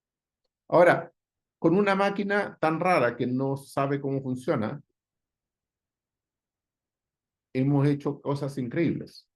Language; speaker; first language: Spanish; native; Spanish